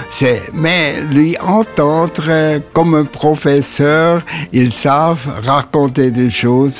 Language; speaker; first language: French; non-native, local second language; German